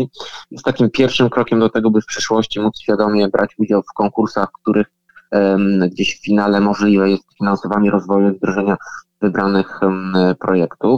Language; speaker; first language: Polish; native; Polish